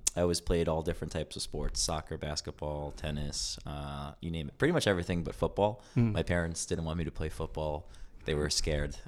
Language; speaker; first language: English; early bilingual, other home language; Greek